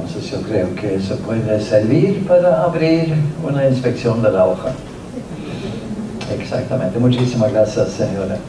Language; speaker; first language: Spanish; non-native, fluent; Norwegian